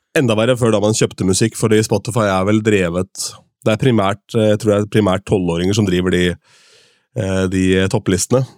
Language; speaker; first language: Norwegian; native; Norwegian